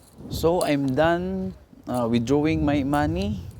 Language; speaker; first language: English; non-native, local second language; Cebuano